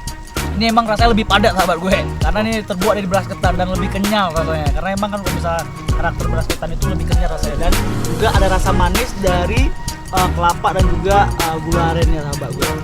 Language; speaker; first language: Indonesian; native; Indonesian